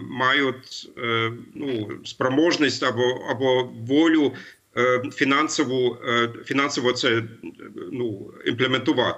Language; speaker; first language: Ukrainian; non-native, fluent; German